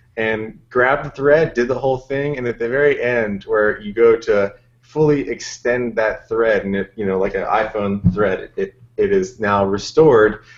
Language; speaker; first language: English; native; English